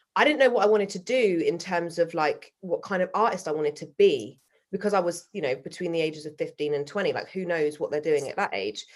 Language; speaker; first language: English; native; English